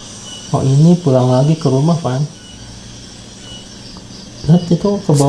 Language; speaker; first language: Indonesian; native; Indonesian